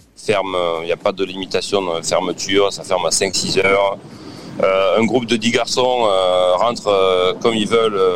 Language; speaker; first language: French; native; French